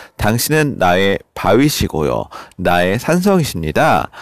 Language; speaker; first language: Korean; native; Korean